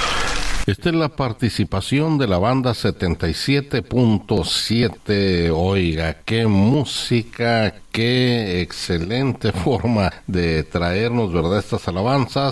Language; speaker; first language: Spanish; native; Spanish